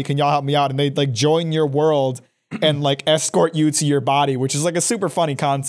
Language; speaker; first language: English; native; English